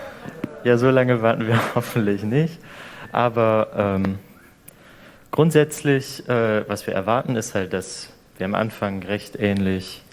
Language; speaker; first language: German; native; German